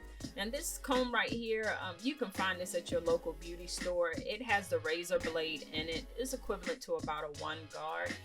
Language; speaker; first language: English; native; English